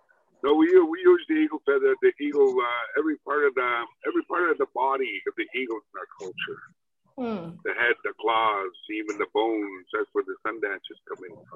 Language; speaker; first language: English; non-native, fluent; Cree